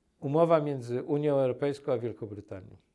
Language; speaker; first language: Polish; native; Polish